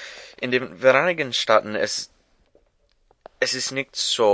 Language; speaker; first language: German; non-native, learner; English